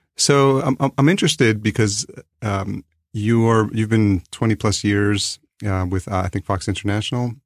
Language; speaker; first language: English; early bilingual, other home language; Spanish